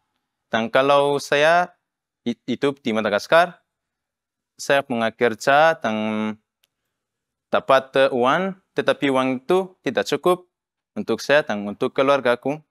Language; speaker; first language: Indonesian; non-native, learner; Malagasy